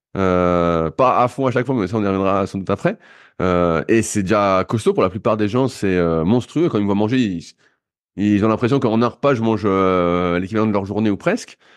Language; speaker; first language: French; native; French